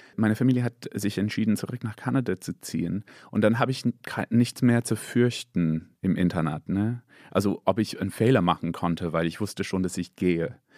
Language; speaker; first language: German; non-native, fluent; English